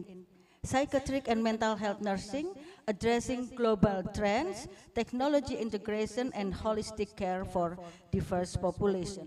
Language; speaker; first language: English; non-native, fluent; Indonesian